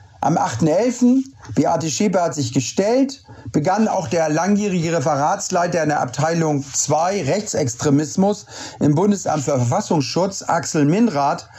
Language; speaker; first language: German; native; German